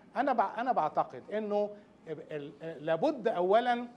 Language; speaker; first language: Arabic; native; Arabic